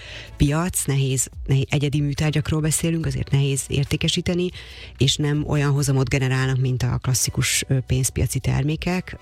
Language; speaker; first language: Hungarian; native; Hungarian